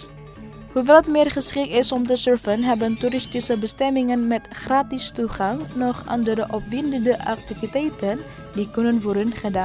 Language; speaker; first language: Dutch; non-native, learner; Indonesian